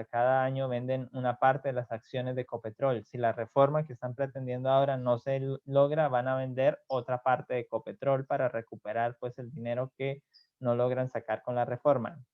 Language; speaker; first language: Spanish; native; Spanish